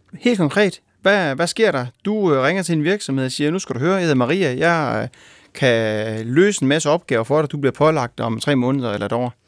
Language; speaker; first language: Danish; native; Danish